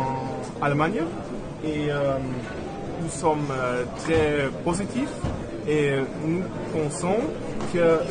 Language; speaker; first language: French; non-native, learner; German